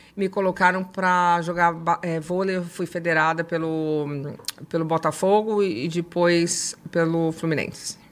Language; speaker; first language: Portuguese; native; Portuguese